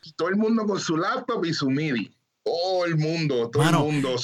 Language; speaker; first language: Spanish; early bilingual, heritage; Spanish